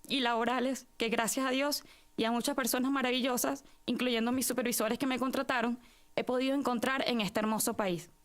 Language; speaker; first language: English; non-native, fluent; Spanish